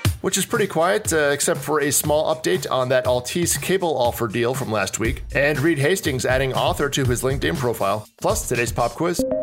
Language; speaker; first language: English; native; English